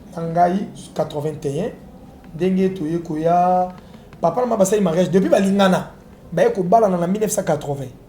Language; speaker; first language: Lingala; native; Lingala